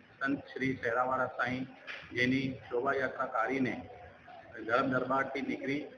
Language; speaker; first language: Gujarati; non-native, local second language; Sindhi